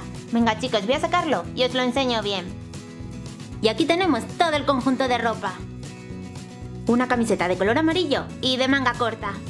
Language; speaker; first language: Spanish; native; Spanish